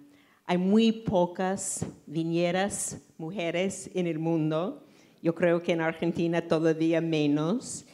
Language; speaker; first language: Spanish; non-native, fluent; English